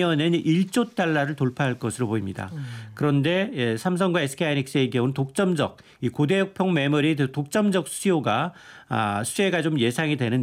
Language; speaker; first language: Korean; native; Korean